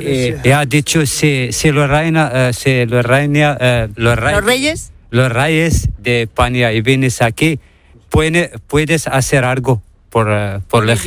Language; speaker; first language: Spanish; non-native, learner; Arabic